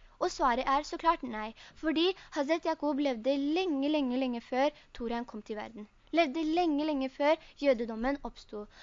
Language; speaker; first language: Norwegian; early bilingual, other home language; Urdu